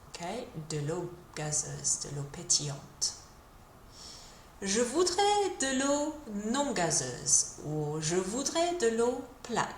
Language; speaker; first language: French; non-native, fluent; English